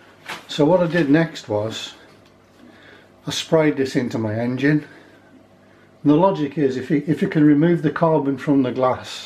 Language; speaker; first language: English; native; English